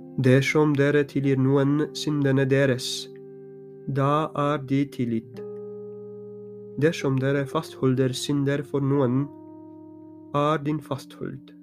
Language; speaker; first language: Norwegian; non-native, fluent; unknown